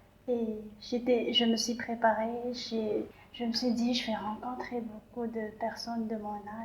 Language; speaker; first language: French; non-native, local second language; Malagasy